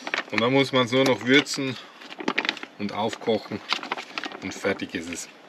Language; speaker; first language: German; native; German